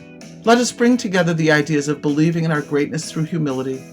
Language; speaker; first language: English; native; English